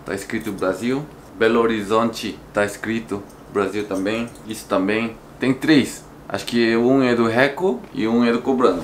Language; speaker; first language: Portuguese; non-native, fluent; Korean